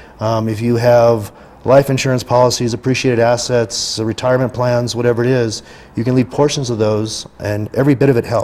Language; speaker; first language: English; native; English